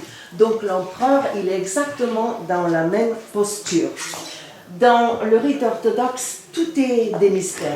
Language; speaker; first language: French; non-native, fluent; Bulgarian